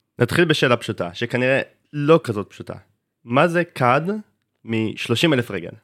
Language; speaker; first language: Hebrew; native; Hebrew